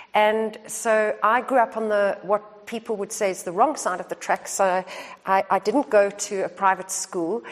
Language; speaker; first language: English; native; English